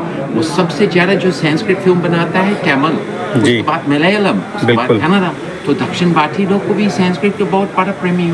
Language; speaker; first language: Hindi; non-native, fluent; English